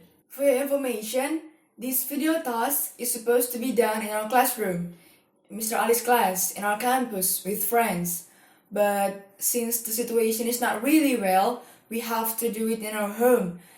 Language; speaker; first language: English; non-native, fluent; Indonesian